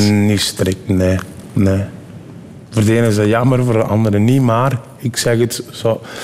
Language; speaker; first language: Dutch; early bilingual, other home language; Turkish